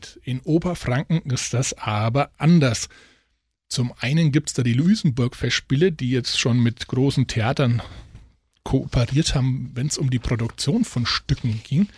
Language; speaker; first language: German; native; German